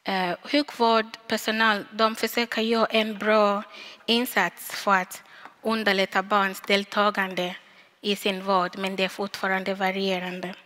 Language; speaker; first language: Swedish; non-native, fluent; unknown